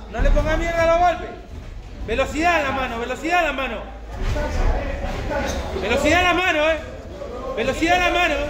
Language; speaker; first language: Spanish; native; Spanish